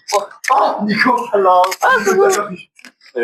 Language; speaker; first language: French; native; French